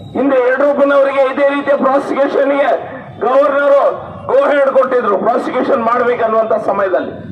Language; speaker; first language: Kannada; native; Kannada